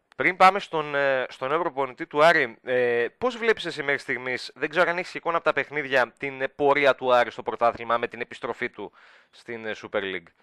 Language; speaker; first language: Greek; native; Greek